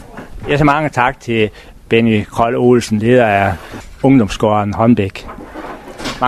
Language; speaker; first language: Danish; native; Danish